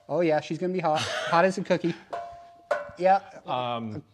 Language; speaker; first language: English; native; English